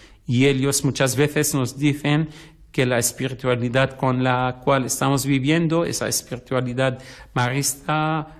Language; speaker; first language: Spanish; non-native, fluent; Arabic